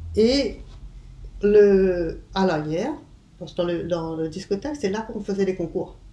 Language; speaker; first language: French; non-native, fluent; English